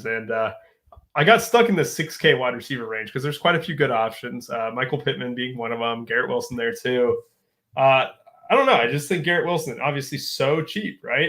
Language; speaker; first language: English; native; English